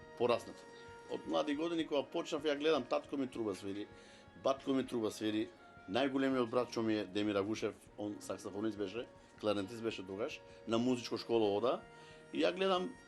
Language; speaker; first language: Macedonian; non-native, local second language; Romany